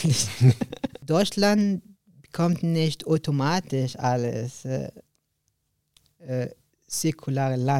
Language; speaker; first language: German; non-native, learner; Arabic